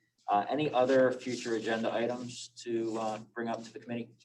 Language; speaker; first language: English; native; English